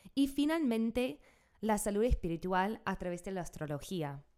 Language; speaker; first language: Spanish; non-native, fluent; English